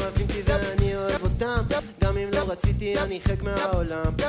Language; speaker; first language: Hebrew; native; Hebrew